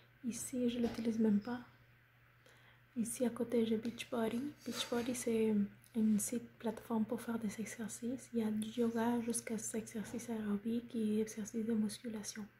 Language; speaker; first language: French; non-native, fluent; Spanish